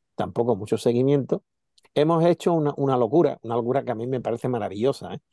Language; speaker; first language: Spanish; native; Spanish